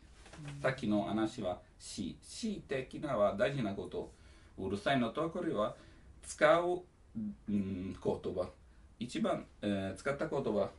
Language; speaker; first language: Japanese; non-native, learner; Italian